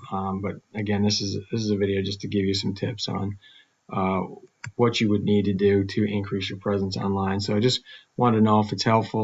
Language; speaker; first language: English; native; English